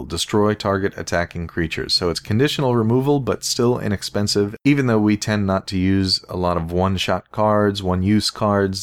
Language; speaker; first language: English; native; English